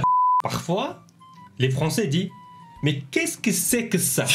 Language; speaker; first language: French; non-native, learner; Mongolian